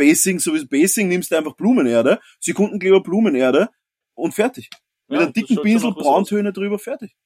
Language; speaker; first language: German; native; German